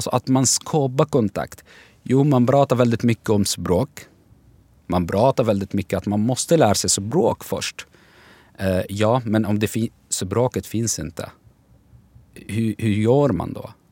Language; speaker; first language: Swedish; non-native, fluent; Arabic